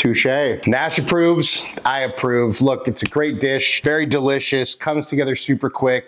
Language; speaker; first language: English; native; English